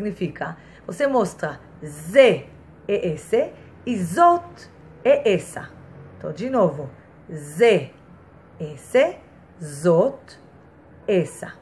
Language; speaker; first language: Portuguese; non-native, fluent; Hebrew